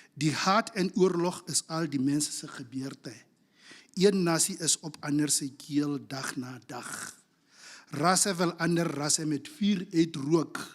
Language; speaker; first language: Afrikaans; non-native, local second language; Southern Sotho